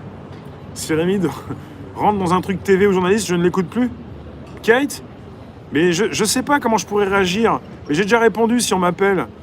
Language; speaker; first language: French; native; French